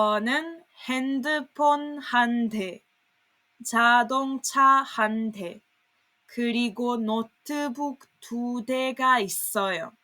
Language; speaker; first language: Korean; non-native, fluent; Serbian